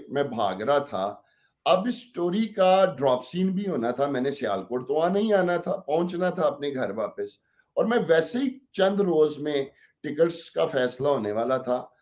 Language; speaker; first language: Urdu; non-native, local second language; Punjabi